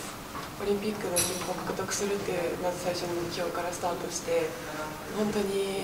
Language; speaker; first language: Japanese; native; Japanese